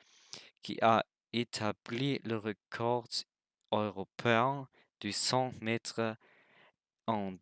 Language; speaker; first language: French; non-native, learner; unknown